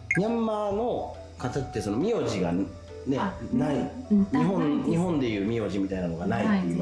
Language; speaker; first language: Japanese; native; Japanese